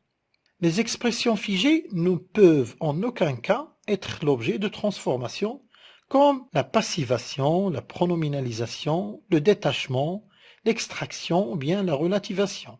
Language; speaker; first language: French; non-native, local second language; Arabic